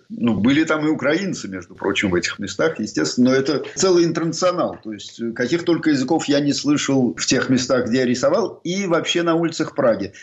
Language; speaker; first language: Russian; native; Russian